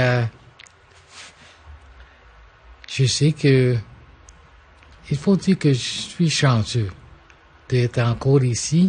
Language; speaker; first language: French; non-native, local second language; English